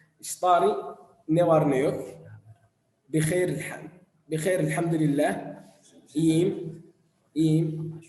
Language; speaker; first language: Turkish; non-native, learner; Arabic